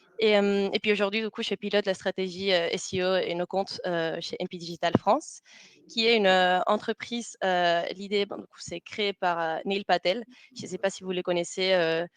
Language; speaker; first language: French; non-native, fluent; Spanish